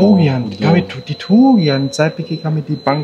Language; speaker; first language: Indonesian; non-native, learner; German